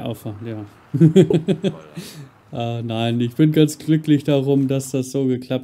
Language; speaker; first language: German; native; German